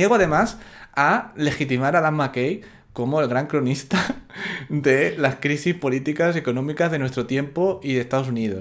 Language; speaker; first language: Spanish; native; Spanish